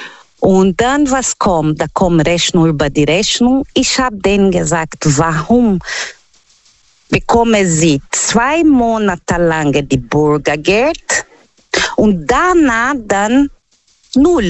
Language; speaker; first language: German; non-native, learner; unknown